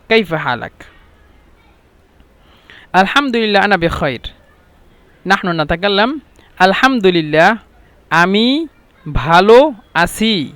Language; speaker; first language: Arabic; non-native, fluent; Bangla